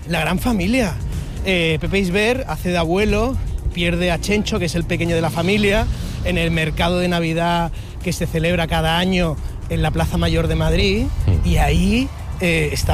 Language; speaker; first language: Spanish; native; Spanish